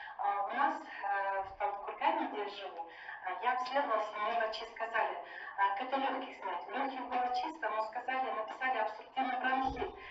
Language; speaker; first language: Russian; native; Russian